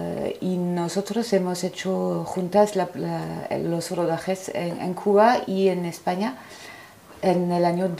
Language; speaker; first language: Spanish; non-native, fluent; French